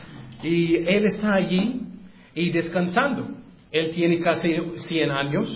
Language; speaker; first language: Spanish; non-native, learner; English